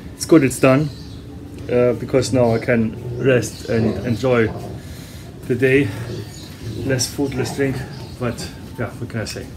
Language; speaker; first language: English; non-native, fluent; German